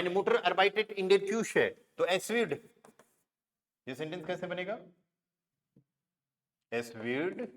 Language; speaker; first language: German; non-native, fluent; Hindi